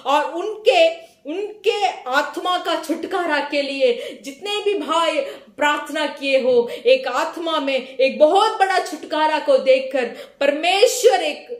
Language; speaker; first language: Hindi; non-native, local second language; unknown